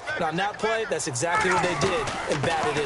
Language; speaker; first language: English; native; English